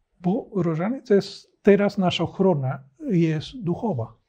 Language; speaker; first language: Polish; non-native, learner; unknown